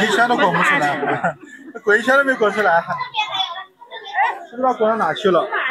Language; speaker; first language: Chinese; native; Chinese